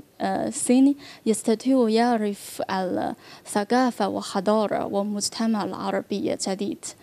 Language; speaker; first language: Arabic; non-native, learner; Chinese